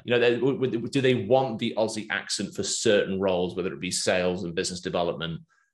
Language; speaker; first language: English; native; English